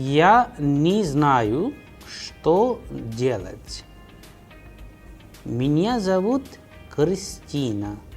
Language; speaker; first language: Russian; non-native, fluent; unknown